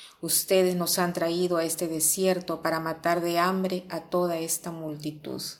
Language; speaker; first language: Spanish; non-native, fluent; Italian